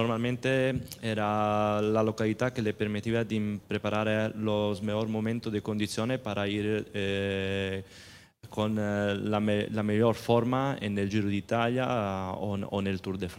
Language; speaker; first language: Spanish; non-native, learner; Italian